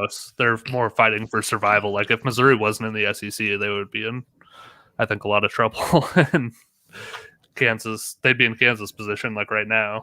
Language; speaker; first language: English; native; English